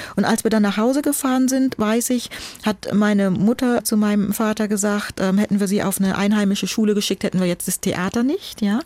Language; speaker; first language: German; native; German